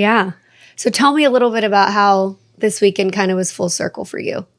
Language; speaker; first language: English; native; English